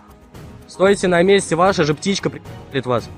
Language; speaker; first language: Russian; native; Russian